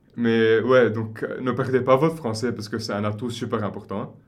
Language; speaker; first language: French; non-native, local second language; Arabic